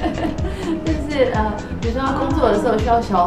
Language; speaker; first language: Chinese; native; Chinese